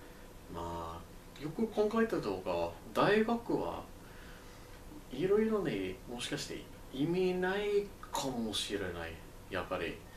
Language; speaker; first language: Japanese; non-native, learner; English